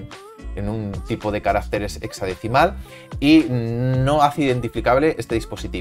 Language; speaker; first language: Spanish; native; Spanish